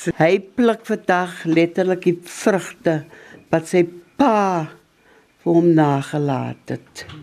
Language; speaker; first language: Afrikaans; native; Afrikaans